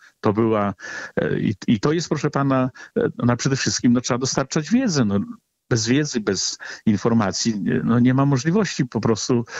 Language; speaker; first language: Polish; native; Polish